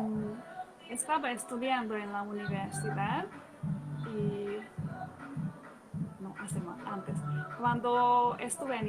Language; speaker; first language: Spanish; non-native, fluent; Hungarian